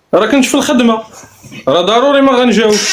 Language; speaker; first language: Arabic; native; Arabic